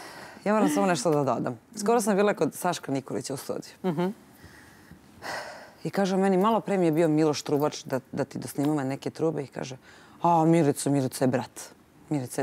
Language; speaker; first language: Serbian; native; Serbian